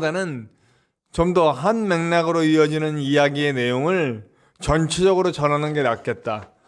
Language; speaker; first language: Korean; native; Korean